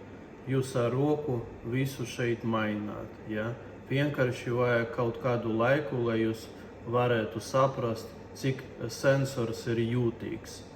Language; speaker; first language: Latvian; non-native, local second language; Russian